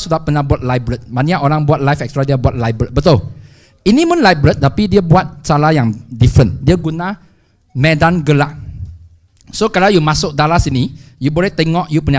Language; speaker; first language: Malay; non-native, local second language; Chinese